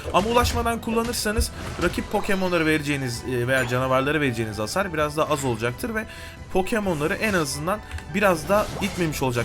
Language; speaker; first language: Turkish; native; Turkish